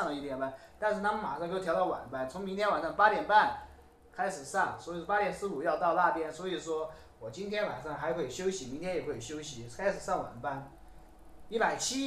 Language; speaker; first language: Chinese; native; Chinese